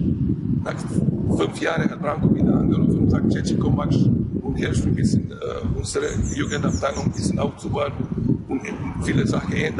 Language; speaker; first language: German; non-native, fluent; Croatian